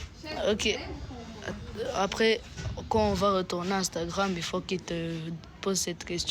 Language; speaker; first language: French; non-native, local second language; Kinyarwanda